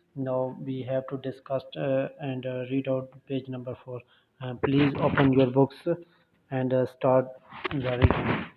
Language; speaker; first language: English; non-native, local second language; Urdu